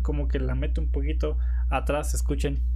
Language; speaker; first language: Spanish; native; Spanish